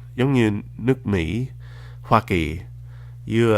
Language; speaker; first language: Vietnamese; early bilingual, heritage; Vietnamese